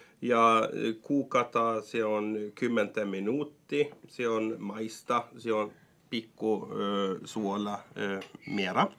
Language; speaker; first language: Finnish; non-native, local second language; Swedish